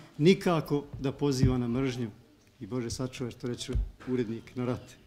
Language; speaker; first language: Bosnian; native; Bosnian